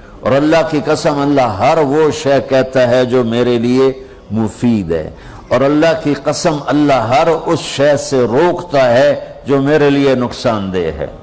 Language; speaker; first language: Urdu; non-native, local second language; Punjabi